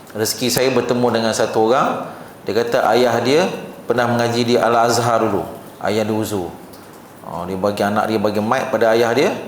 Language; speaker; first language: Malay; native; Malay